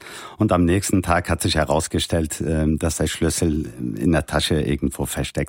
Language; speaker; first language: German; early bilingual, heritage; Turkish